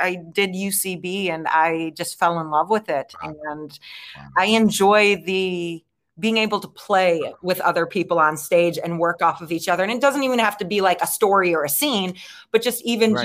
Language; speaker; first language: English; native; English